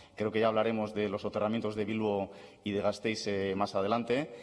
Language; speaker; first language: Spanish; native; Spanish